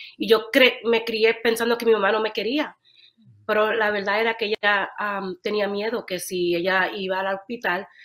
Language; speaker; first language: Spanish; early bilingual, heritage; Spanish